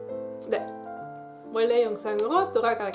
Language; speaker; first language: Korean; non-native, fluent; Dutch